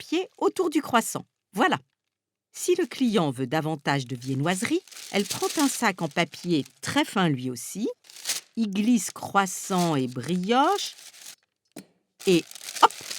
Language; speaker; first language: French; native; French